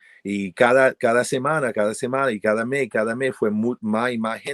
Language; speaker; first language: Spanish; early bilingual, heritage; English